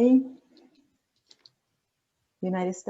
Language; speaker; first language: English; non-native, learner; Spanish